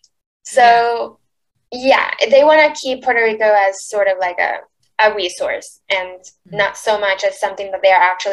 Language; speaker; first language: English; early bilingual, other home language; Spanish